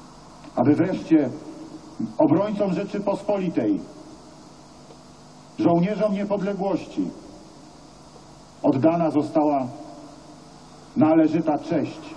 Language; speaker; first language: Polish; native; Polish